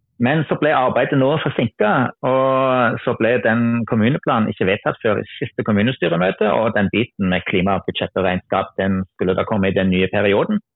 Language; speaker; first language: Norwegian; non-native, fluent; German